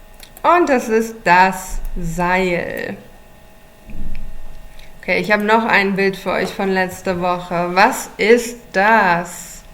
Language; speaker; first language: German; non-native, fluent; English